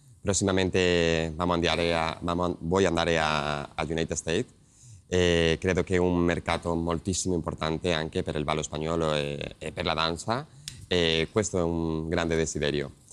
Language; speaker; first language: Italian; non-native, learner; Spanish